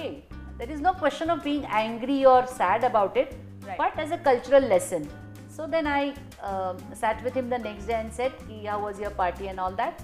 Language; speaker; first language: English; non-native, local second language; Marathi